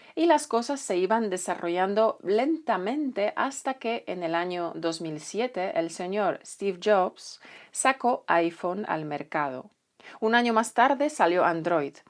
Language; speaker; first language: Spanish; non-native, fluent; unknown